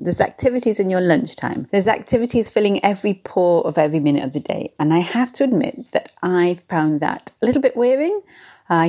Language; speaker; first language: English; native; English